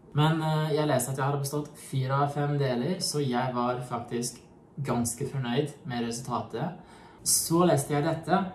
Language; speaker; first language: Norwegian; non-native, fluent; English